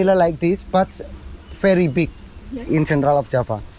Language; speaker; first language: English; non-native, learner; Indonesian